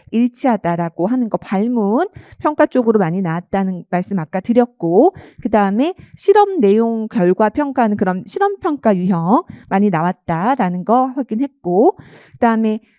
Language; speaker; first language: Korean; native; Korean